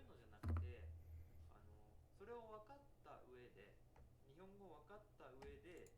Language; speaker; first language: Japanese; native; Japanese